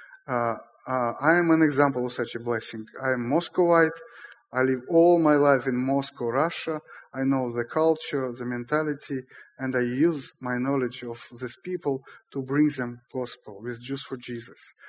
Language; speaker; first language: English; non-native, fluent; Russian